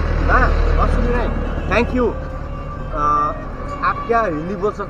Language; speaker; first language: Hindi; non-native, local second language; Bangla